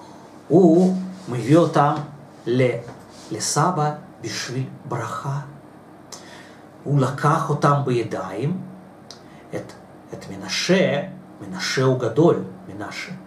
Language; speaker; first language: Hebrew; non-native, fluent; Russian